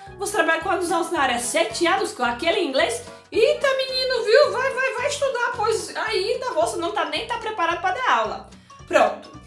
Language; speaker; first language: Portuguese; non-native, fluent; Polish